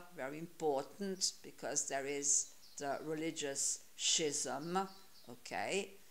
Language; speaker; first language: English; non-native, fluent; Italian